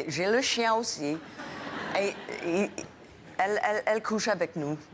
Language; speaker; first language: French; non-native, fluent; English